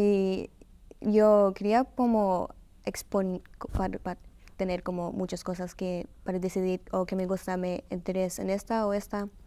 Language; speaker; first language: Spanish; early bilingual, heritage; Spanish